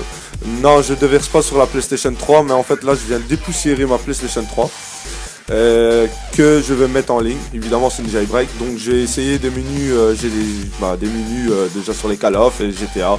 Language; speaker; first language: French; native; French